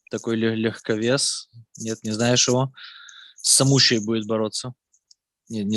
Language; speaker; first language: Russian; native; Russian